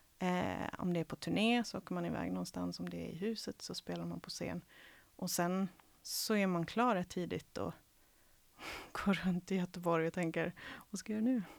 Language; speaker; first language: Swedish; early bilingual, other home language; Serbian